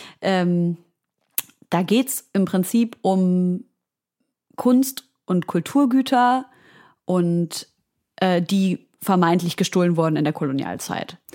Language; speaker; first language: German; native; German